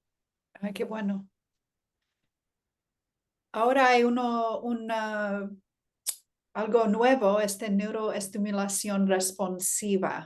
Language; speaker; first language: Spanish; early bilingual, heritage; Spanish